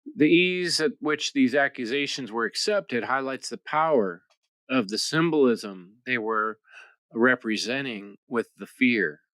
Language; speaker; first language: English; native; English